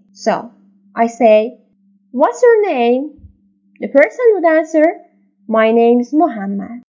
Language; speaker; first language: English; non-native, fluent; Persian